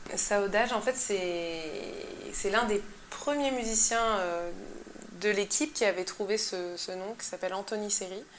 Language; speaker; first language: French; native; French